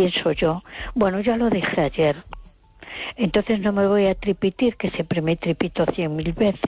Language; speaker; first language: Spanish; native; Spanish